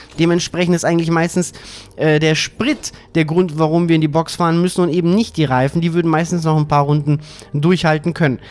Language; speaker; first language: German; native; German